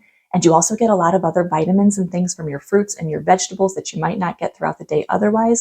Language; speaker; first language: English; native; English